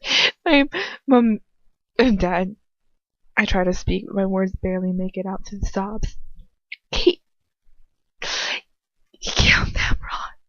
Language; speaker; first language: English; native; English